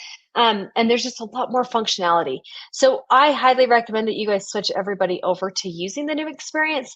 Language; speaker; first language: English; native; English